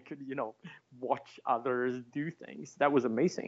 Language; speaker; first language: English; non-native, fluent; Swedish